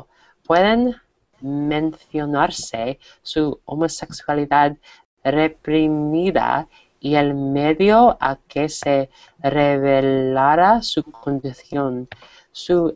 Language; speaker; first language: Spanish; non-native, learner; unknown